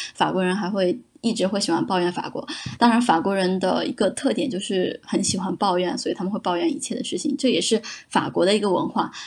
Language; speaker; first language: Chinese; native; Chinese